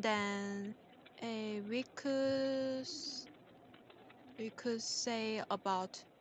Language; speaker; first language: English; non-native, learner; Korean